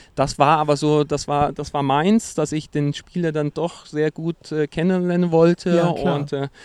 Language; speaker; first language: German; non-native, fluent; Portuguese